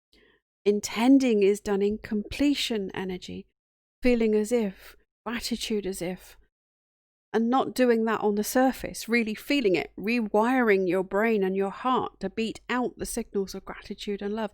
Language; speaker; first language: English; native; English